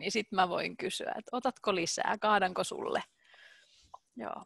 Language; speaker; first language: Finnish; native; Finnish